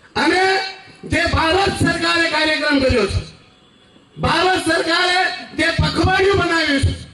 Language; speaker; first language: Gujarati; native; Gujarati